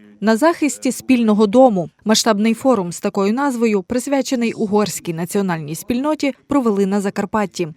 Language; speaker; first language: Ukrainian; native; Ukrainian